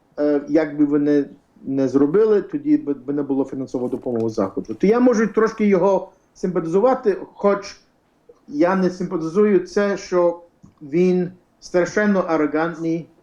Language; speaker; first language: Ukrainian; early bilingual, heritage; Ukrainian